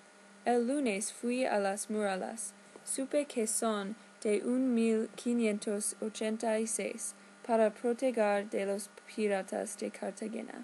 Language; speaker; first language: Spanish; non-native, learner; English